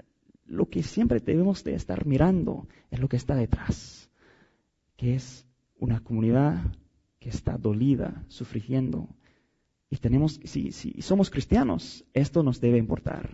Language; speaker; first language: Spanish; non-native, fluent; English